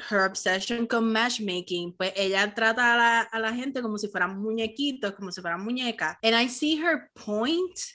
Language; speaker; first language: Spanish; early bilingual, heritage; Spanish